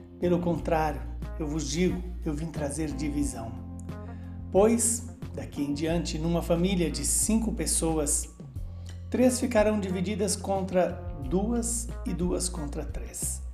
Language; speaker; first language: Portuguese; native; Portuguese